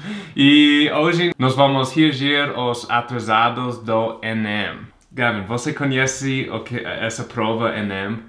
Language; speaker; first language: Portuguese; non-native, fluent; English